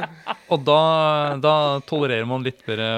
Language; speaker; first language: Norwegian; native; Norwegian